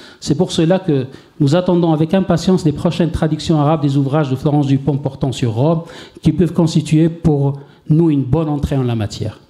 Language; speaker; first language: French; non-native, local second language; Arabic